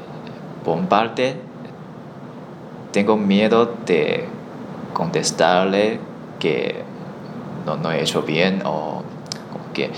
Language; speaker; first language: Spanish; non-native, learner; Chinese